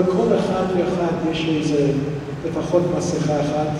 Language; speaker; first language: Hebrew; non-native, fluent; English